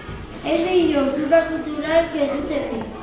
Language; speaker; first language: Catalan; non-native, local second language; Spanish